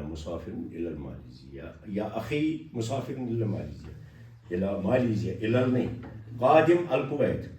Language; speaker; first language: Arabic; non-native, fluent; Kashmiri